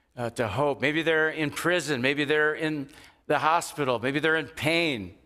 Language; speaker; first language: English; native; English